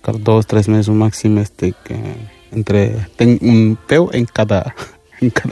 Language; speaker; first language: Catalan; early bilingual, other home language; Wolof